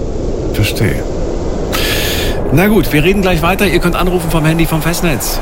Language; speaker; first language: German; native; German